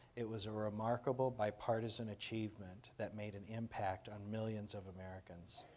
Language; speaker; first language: English; native; English